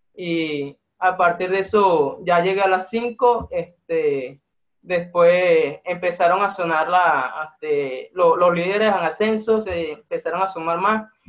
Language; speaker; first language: Spanish; native; Spanish